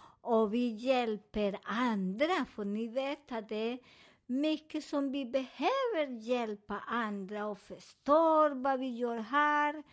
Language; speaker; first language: Swedish; non-native, fluent; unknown